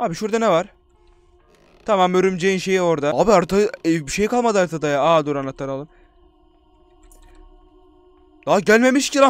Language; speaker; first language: Turkish; native; Turkish